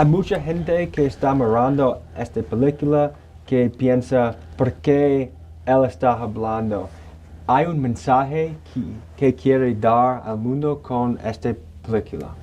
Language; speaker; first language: Spanish; non-native, learner; English